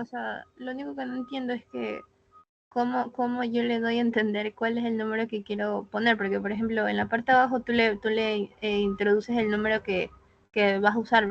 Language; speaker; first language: Spanish; native; Spanish